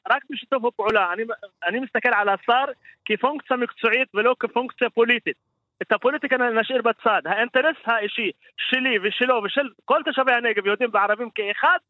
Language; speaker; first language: Hebrew; non-native, local second language; Arabic